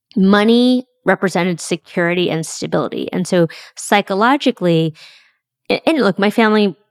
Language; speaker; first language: English; native; English